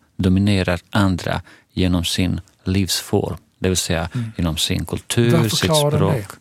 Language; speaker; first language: Swedish; non-native, fluent; Bosnian